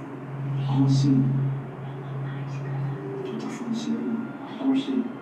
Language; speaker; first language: Portuguese; native; Portuguese